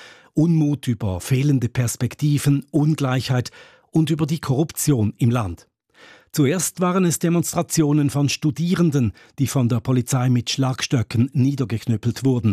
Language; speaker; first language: German; native; German